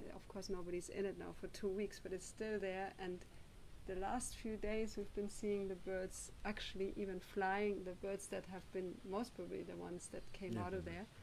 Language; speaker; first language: English; non-native, fluent; German